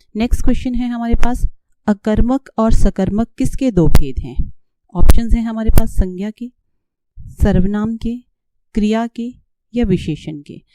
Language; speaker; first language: Hindi; native; Hindi